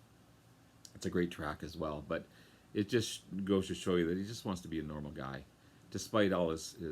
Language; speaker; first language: English; native; English